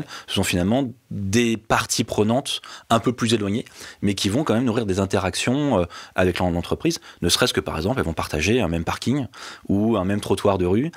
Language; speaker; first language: French; native; French